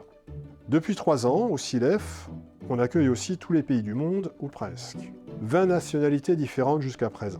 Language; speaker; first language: French; native; French